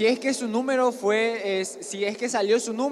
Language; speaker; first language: Spanish; native; Spanish